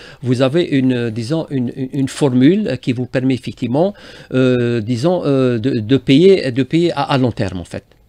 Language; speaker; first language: French; non-native, local second language; Arabic